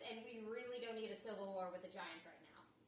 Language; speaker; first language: English; native; English